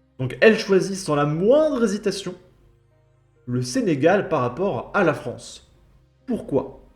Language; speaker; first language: French; native; French